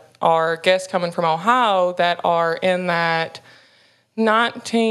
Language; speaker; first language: English; native; English